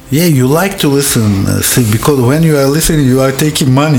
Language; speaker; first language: English; non-native, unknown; Turkish